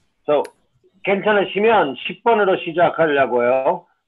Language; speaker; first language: Korean; non-native, fluent; English